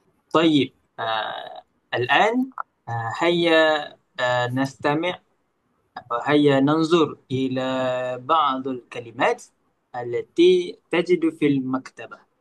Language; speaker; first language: Arabic; non-native, learner; Malay